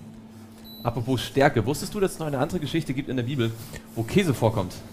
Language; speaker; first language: German; native; German